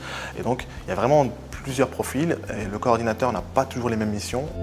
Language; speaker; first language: French; native; French